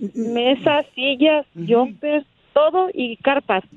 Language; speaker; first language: Spanish; native; Spanish